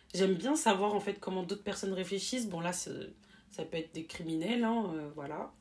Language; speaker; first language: French; native; French